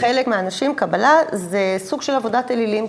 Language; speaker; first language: Hebrew; native; Hebrew